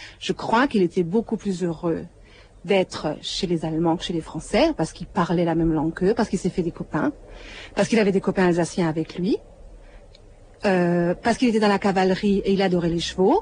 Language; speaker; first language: French; native; French